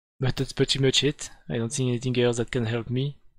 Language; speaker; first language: English; non-native, learner; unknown